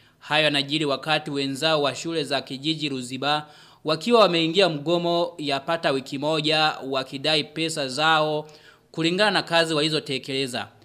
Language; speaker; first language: Swahili; non-native, local second language; Rundi